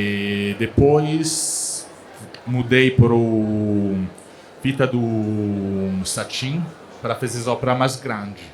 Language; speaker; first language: Portuguese; non-native, learner; Italian